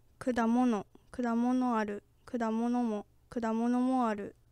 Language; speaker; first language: Japanese; native; Japanese